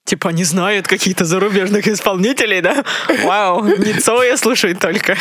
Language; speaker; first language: Russian; native; Russian